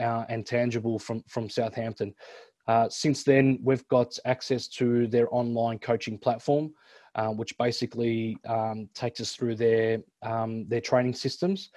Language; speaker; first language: English; native; English